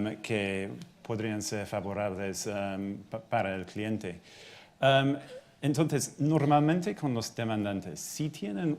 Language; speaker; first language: Spanish; non-native, fluent; English